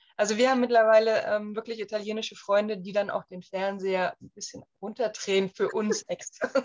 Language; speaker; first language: German; native; German